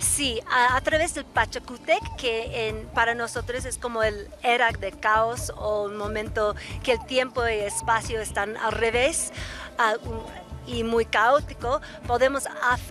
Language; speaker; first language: Spanish; native; Spanish